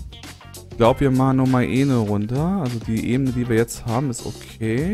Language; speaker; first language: German; native; German